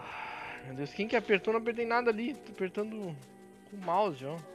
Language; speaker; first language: Portuguese; native; Portuguese